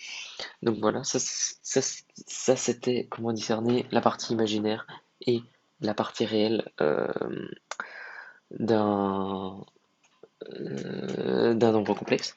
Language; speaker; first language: French; native; French